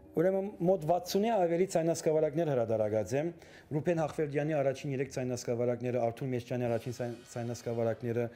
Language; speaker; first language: Armenian; early bilingual, heritage; Armenian